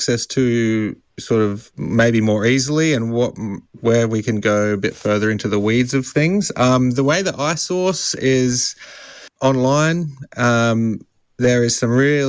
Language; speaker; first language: English; native; English